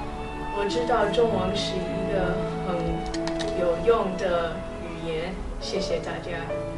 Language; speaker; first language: Chinese; early bilingual, heritage; Chinese